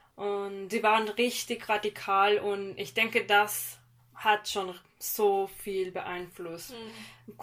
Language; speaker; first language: German; non-native, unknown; Persian